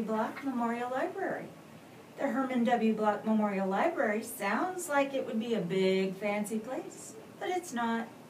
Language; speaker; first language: English; native; English